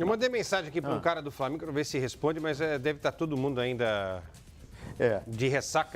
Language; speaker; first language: Portuguese; native; Portuguese